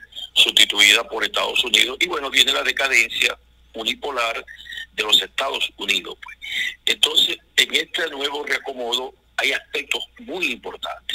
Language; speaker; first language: Spanish; native; Spanish